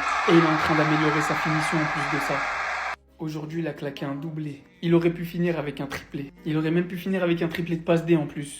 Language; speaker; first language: French; native; French